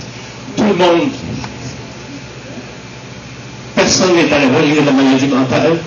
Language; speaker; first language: French; native; French